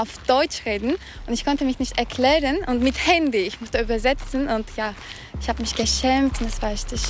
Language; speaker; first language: German; non-native, fluent; Turkish